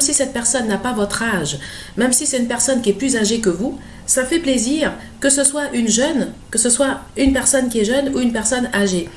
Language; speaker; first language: French; native; French